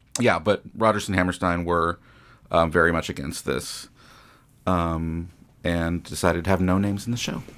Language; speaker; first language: English; native; English